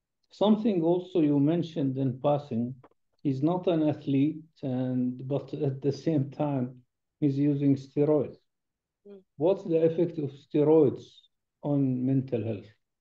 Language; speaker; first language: English; non-native, fluent; Arabic